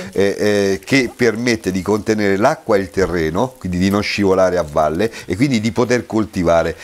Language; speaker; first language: Italian; native; Italian